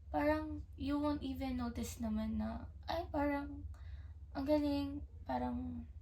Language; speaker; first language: English; native; English